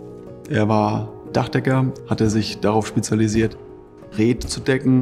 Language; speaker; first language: German; native; German